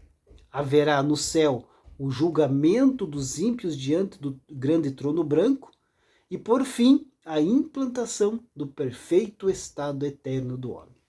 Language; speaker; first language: Portuguese; native; Portuguese